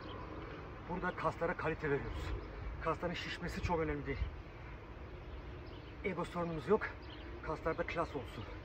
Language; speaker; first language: Turkish; early bilingual, heritage; Turkish